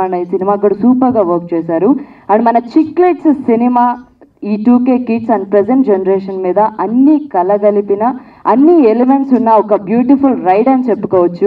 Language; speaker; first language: Telugu; native; Telugu